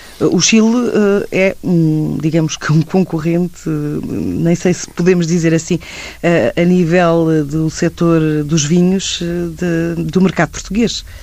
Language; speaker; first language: Portuguese; native; Portuguese